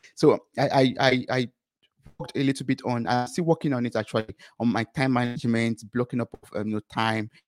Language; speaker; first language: English; non-native, local second language; Yoruba